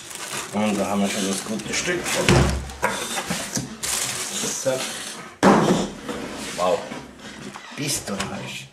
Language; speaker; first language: German; native; German